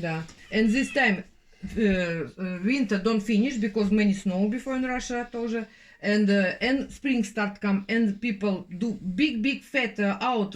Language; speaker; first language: English; non-native, learner; Russian